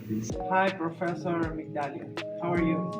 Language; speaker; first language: English; non-native, learner; Spanish